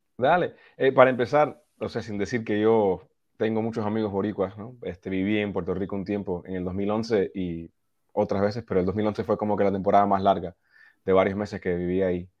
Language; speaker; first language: Spanish; early bilingual, heritage; Spanish